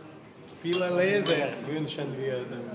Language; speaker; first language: German; non-native, fluent; Slovak